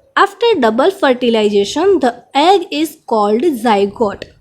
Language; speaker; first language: English; non-native, local second language; Gujarati